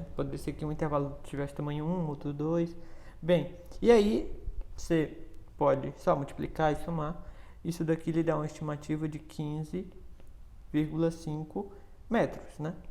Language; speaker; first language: Portuguese; native; Portuguese